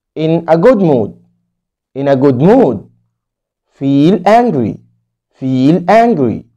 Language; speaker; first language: English; non-native, fluent; Arabic